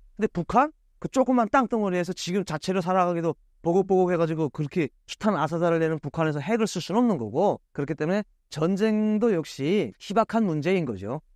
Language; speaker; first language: Korean; native; Korean